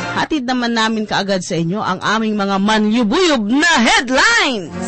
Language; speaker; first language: Filipino; non-native, local second language; Pangasinan